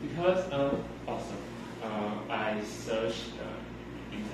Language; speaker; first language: English; non-native, learner; Chinese